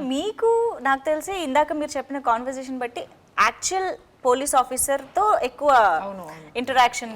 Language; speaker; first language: Telugu; native; Telugu